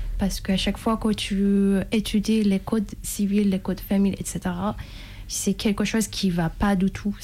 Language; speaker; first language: French; non-native, fluent; Persian